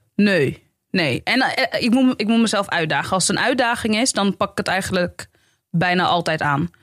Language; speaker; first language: Dutch; native; Dutch